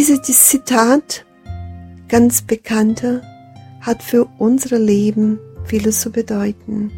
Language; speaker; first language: German; non-native, fluent; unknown